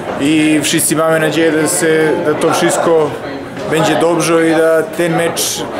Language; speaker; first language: Polish; non-native, learner; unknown